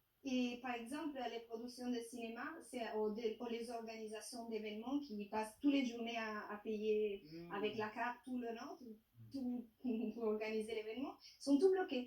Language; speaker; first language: French; non-native, fluent; Italian